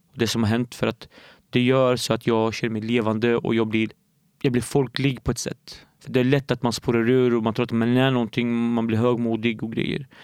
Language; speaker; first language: Swedish; early bilingual, other home language; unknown